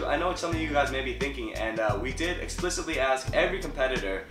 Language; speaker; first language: English; native; English